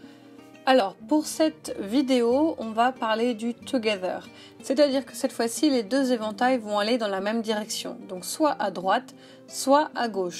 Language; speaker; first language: French; native; French